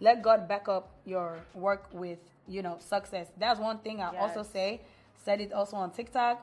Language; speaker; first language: English; non-native, local second language; Yoruba